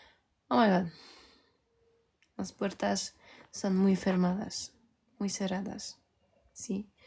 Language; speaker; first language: Spanish; early bilingual, heritage; French